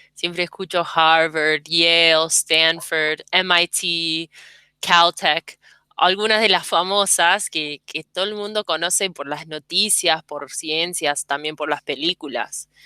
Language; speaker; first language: Spanish; early bilingual, heritage; English